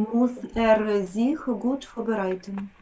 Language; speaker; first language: German; non-native, learner; Ukrainian